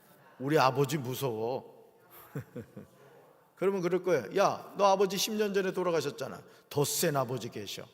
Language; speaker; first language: Korean; native; Korean